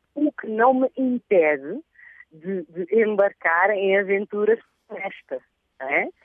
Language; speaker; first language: Portuguese; non-native, local second language; Kabuverdianu